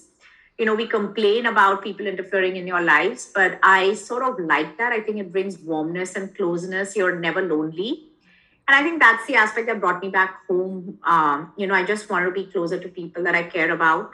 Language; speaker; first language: English; non-native, local second language; Hindi